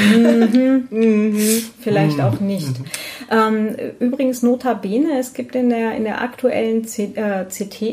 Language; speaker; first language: German; native; German